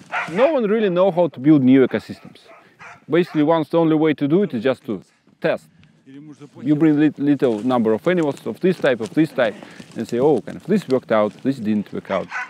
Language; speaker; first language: English; non-native, fluent; Russian